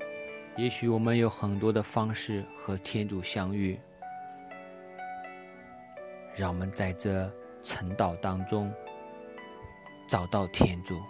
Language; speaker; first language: Chinese; native; Chinese